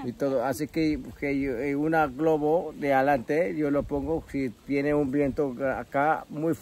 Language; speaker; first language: Spanish; non-native, local second language; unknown